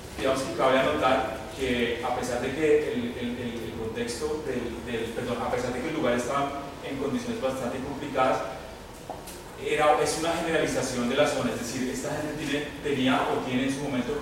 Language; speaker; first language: Spanish; native; Spanish